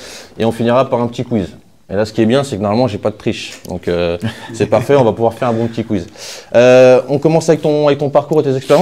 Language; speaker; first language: French; native; French